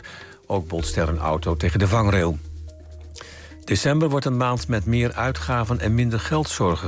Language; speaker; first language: Dutch; native; Dutch